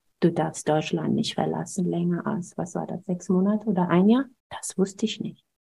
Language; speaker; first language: German; non-native, fluent; Amharic